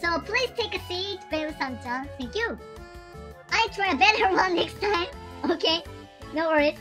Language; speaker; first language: English; non-native, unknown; Japanese